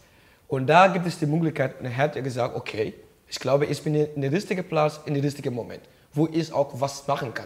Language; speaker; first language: German; non-native, learner; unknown